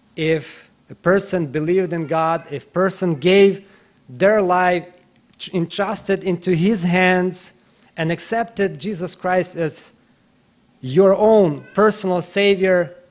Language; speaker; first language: English; non-native, fluent; Ukrainian